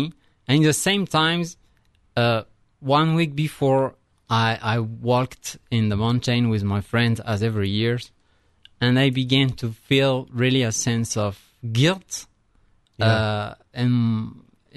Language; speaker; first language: English; non-native, fluent; French